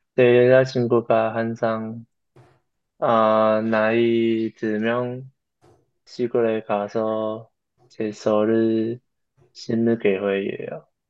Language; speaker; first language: Korean; non-native, learner; Chinese